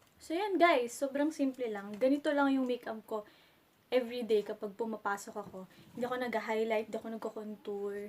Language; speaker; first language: Filipino; native; Filipino